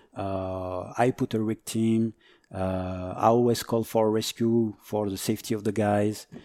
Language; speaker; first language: English; non-native, fluent; French